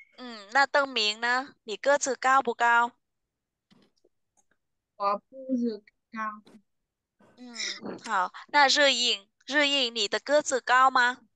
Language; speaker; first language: Chinese; non-native, fluent; Vietnamese